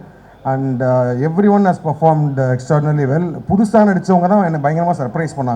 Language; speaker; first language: Tamil; native; Tamil